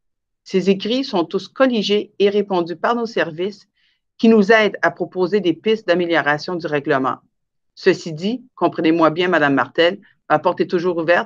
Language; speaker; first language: French; native; French